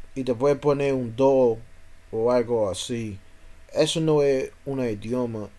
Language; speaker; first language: Spanish; non-native, learner; English